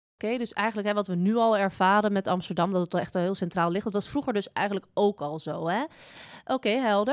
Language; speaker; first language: Dutch; native; Dutch